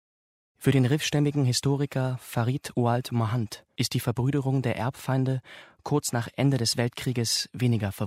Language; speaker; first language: German; native; German